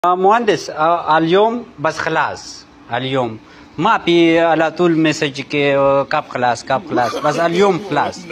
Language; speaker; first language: Arabic; non-native, learner; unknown